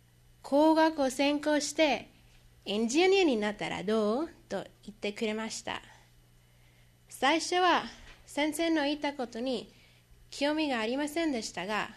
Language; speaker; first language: Japanese; non-native, learner; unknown